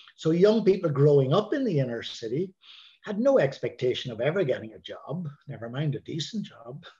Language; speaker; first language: English; native; English